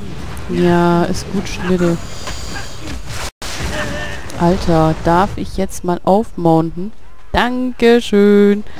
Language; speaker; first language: German; native; German